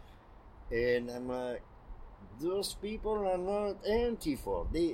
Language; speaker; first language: English; non-native, fluent; French